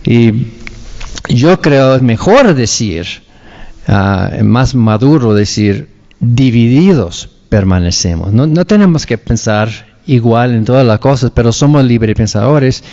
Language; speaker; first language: Spanish; non-native, fluent; English